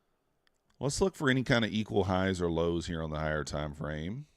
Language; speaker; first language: English; native; English